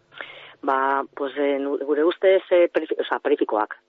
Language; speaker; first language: Basque; non-native, local second language; Spanish